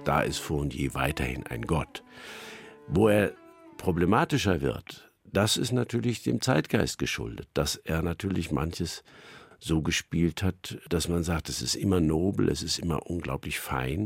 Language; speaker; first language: German; native; German